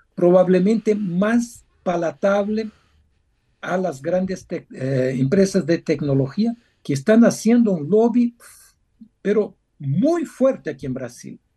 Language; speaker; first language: Spanish; non-native, fluent; Portuguese